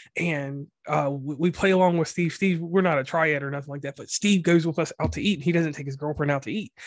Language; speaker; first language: English; native; English